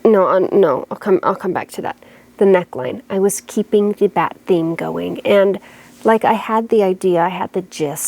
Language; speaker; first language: English; native; English